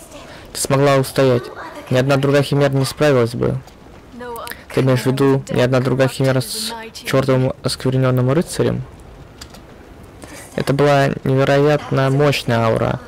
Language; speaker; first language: Russian; native; Russian